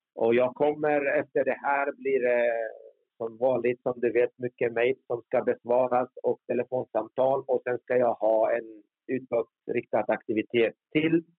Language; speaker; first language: Swedish; early bilingual, other home language; Turoyo